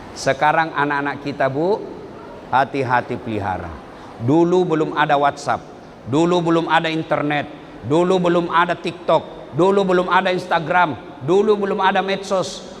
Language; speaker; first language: Indonesian; non-native, local second language; Buginese